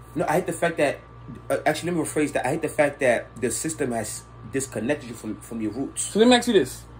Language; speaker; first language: English; non-native, local second language; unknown